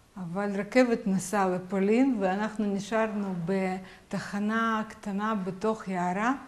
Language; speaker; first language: Hebrew; non-native, fluent; Russian